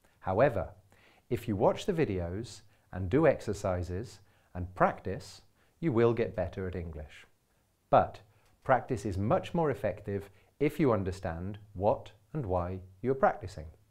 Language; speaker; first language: English; native; English